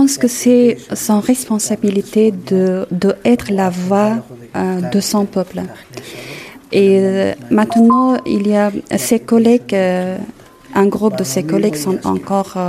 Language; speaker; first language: French; non-native, fluent; Persian